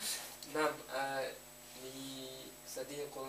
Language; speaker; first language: Arabic; non-native, learner; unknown